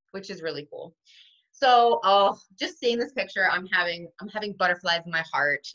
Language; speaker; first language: English; native; English